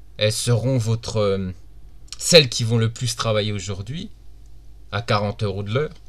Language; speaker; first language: French; native; French